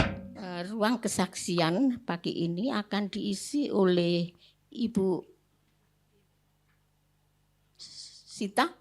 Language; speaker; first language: Indonesian; native; Indonesian